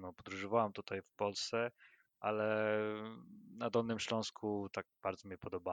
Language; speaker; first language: Polish; non-native, learner; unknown